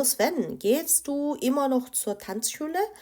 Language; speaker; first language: German; non-native, fluent; Korean